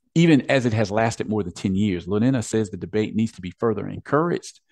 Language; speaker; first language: English; native; English